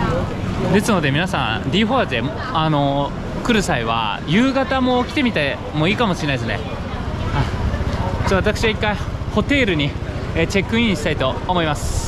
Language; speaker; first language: Japanese; native; Japanese